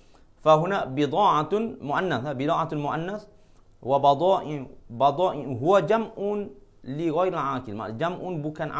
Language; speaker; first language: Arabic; non-native, fluent; Malay